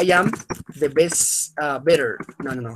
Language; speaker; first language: English; non-native, fluent; Spanish